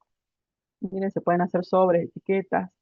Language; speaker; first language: Spanish; native; Spanish